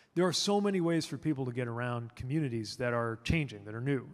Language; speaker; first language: English; native; English